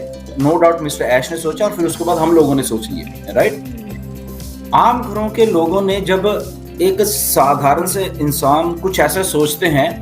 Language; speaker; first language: Hindi; native; Hindi